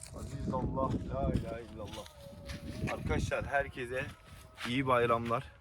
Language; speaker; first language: Turkish; early bilingual, heritage; Turkish